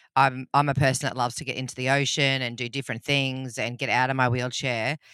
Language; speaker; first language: English; native; English